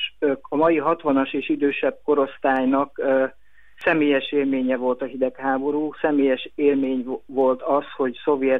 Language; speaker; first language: Hungarian; native; Hungarian